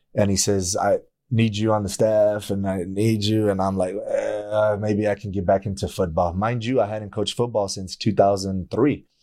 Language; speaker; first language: English; native; English